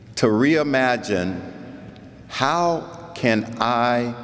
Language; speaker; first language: English; native; English